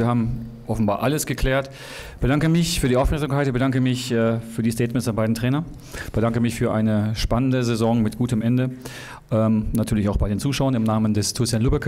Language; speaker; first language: German; native; German